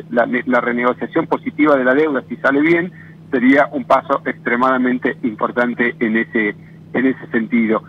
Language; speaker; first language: Spanish; native; Spanish